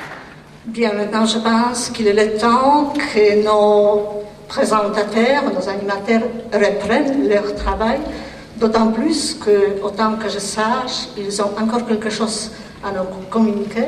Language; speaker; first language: French; non-native, fluent; Polish